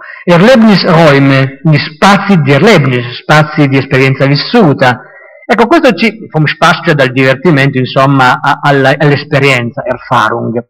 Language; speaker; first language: Italian; native; Italian